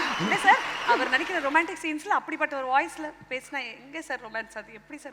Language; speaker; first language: Tamil; native; Tamil